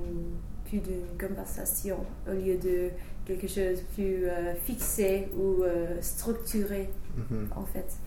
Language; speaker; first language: French; non-native, fluent; English